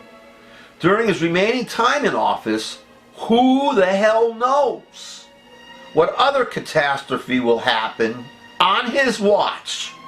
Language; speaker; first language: English; native; English